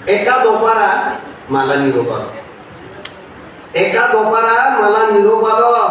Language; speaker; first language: Marathi; native; Marathi